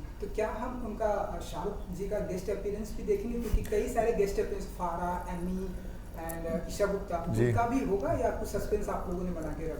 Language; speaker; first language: Hindi; native; Hindi